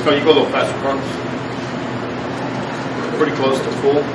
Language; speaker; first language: English; native; English